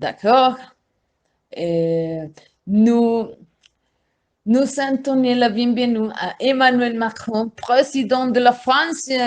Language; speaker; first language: French; non-native, learner; Spanish